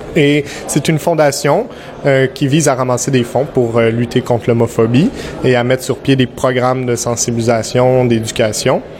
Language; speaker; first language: French; native; French